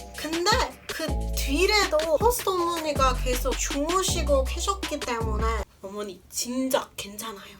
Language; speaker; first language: Korean; non-native, fluent; English